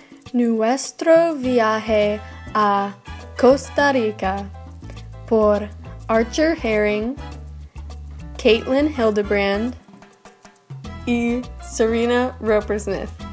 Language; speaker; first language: Spanish; non-native, learner; English